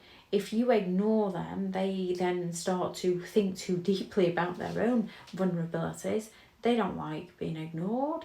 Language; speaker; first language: English; native; English